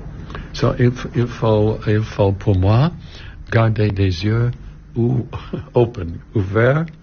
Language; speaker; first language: French; non-native, learner; English